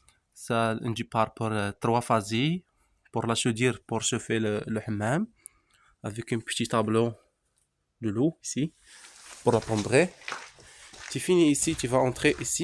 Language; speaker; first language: French; non-native, local second language; Arabic